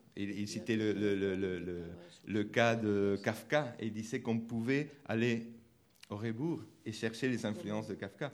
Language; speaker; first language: French; non-native, fluent; Spanish